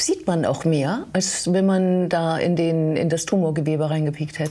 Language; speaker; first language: German; native; German